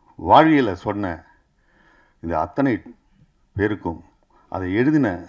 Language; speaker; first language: Tamil; native; Tamil